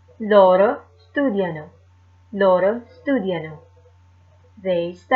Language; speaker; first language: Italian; non-native, fluent; English